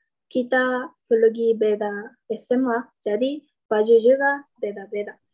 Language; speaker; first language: Indonesian; non-native, learner; Japanese